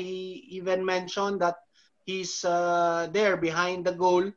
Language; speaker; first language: English; non-native, local second language; Filipino